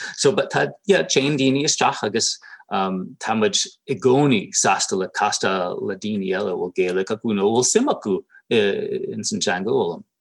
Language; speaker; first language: Irish; native; Irish